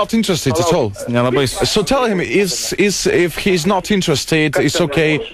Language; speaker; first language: English; non-native, learner; Lithuanian